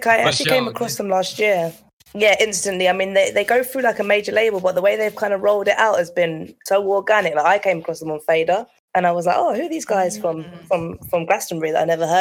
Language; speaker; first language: English; native; English